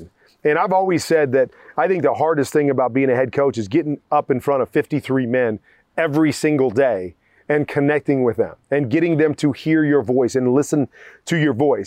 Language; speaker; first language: English; native; English